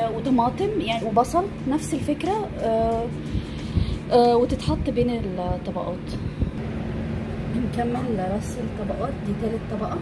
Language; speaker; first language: Arabic; native; Arabic